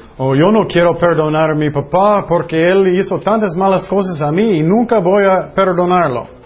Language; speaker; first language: Spanish; non-native, fluent; English